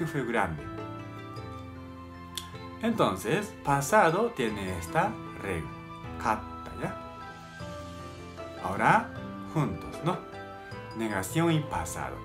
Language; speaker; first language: Spanish; non-native, fluent; Japanese